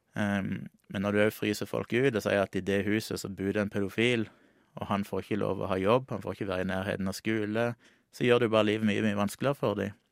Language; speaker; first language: Norwegian; native; Norwegian